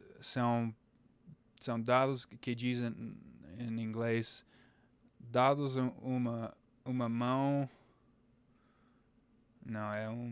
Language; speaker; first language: Portuguese; non-native, fluent; English